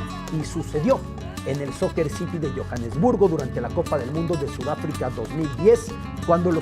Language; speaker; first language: Spanish; native; Spanish